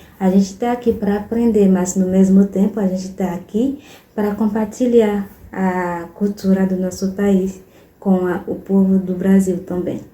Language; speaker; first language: Portuguese; non-native, fluent; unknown